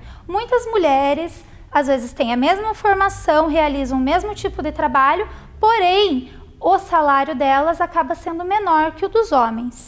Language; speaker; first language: Portuguese; native; Portuguese